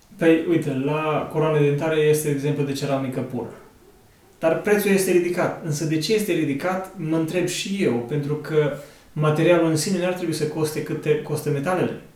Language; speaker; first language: Romanian; native; Romanian